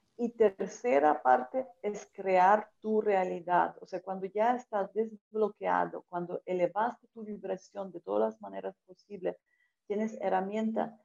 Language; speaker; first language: Spanish; non-native, fluent; Ukrainian